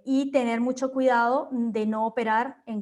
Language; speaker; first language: Spanish; native; Spanish